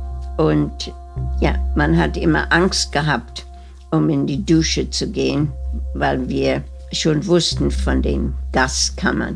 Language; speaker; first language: German; early bilingual, heritage; German